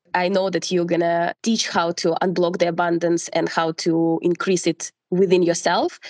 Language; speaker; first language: English; non-native, fluent; Russian